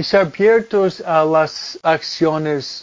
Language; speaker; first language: Spanish; non-native, fluent; English